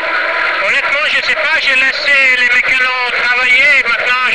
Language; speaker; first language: French; non-native, fluent; Italian